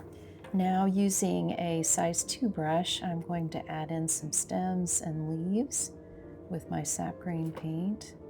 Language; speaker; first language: English; native; English